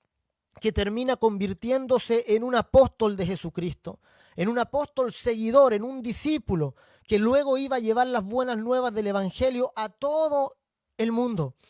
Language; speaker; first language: Spanish; native; Spanish